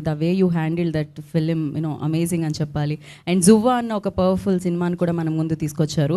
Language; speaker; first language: Telugu; native; Telugu